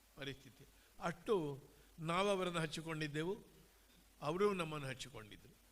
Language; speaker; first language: Kannada; native; Kannada